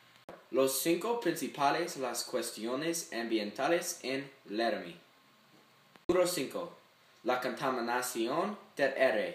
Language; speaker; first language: Spanish; non-native, learner; English